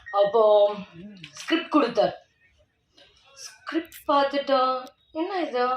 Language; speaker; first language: Tamil; non-native, learner; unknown